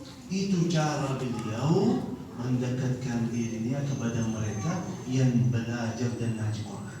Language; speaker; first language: Indonesian; non-native, fluent; Arabic